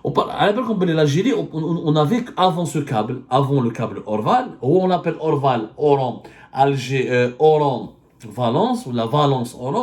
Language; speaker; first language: French; non-native, local second language; Arabic